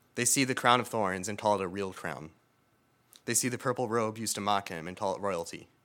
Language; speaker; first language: English; native; English